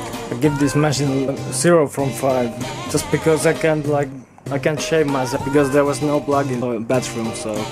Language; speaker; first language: English; non-native, fluent; Finnish